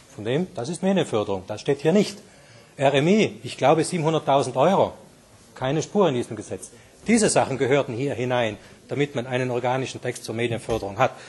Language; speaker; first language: German; native; German